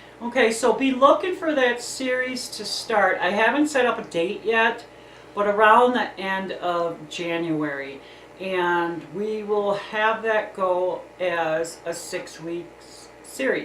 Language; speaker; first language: English; native; English